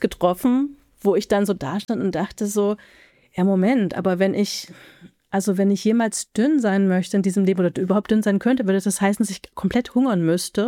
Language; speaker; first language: German; native; German